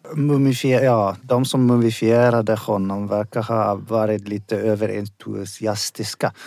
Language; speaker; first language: Swedish; non-native, fluent; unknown